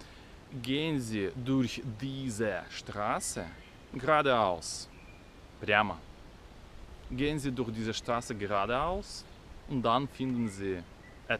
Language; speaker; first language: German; non-native, fluent; Russian